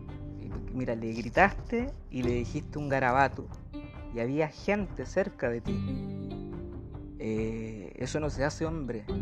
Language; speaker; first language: Spanish; native; Spanish